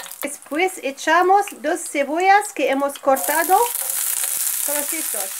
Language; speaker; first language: Spanish; non-native, fluent; Arabic